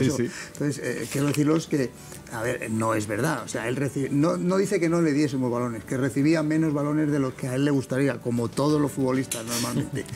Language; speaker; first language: Spanish; native; Spanish